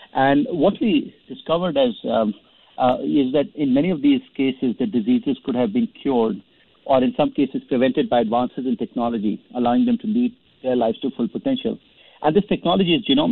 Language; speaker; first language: English; non-native, local second language; Hindi